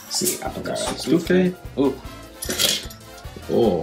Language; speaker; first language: Spanish; non-native, learner; English